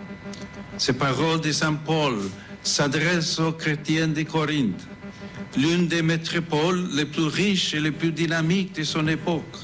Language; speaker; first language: French; non-native, fluent; English